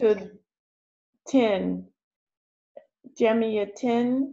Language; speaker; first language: Arabic; non-native, learner; English